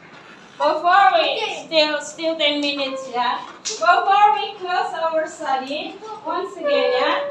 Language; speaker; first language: English; non-native, learner; Indonesian